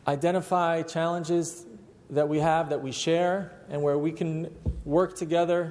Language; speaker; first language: English; native; English